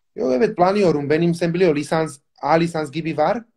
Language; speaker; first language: Turkish; non-native, learner; Slovak